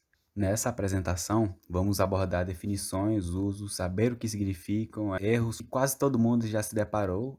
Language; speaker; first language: Portuguese; native; Portuguese